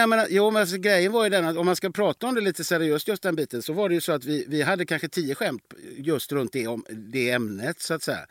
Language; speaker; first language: Swedish; native; Swedish